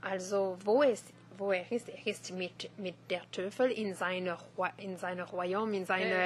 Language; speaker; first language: German; non-native, learner; French